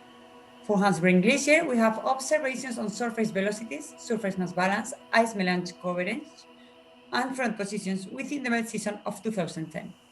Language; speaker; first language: English; non-native, fluent; Spanish